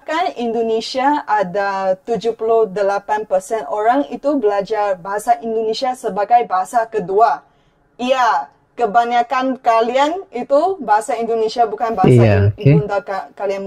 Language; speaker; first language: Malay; non-native, fluent; Chinese